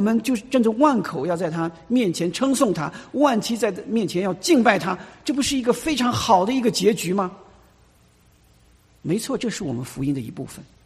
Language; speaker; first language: Chinese; native; Chinese